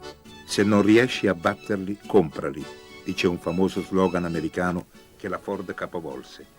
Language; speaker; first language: Italian; native; Italian